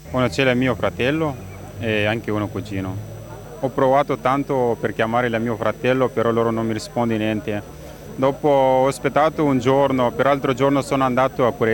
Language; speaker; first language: Italian; non-native, learner; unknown